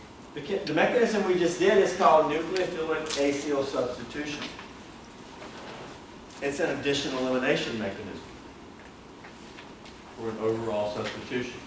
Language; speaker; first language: English; native; English